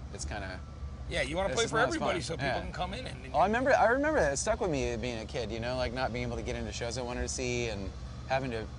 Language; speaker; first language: English; native; English